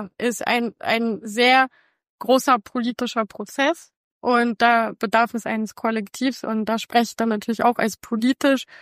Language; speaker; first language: German; non-native, fluent; Russian